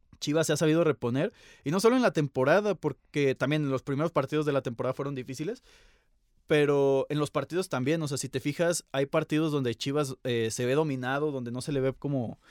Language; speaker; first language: Spanish; native; Spanish